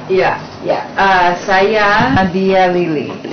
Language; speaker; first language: Indonesian; non-native, learner; English